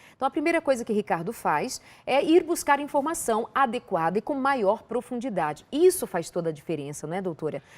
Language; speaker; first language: Portuguese; native; Portuguese